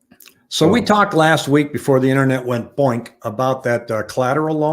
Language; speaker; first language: English; native; English